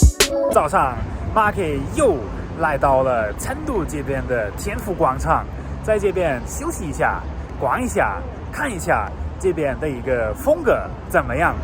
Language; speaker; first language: Chinese; non-native, fluent; German